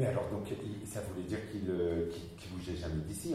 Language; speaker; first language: French; native; French